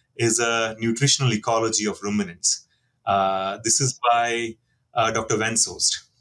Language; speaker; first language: English; non-native, local second language; Hindi